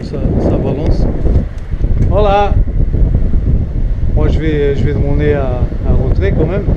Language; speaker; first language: French; non-native, fluent; Portuguese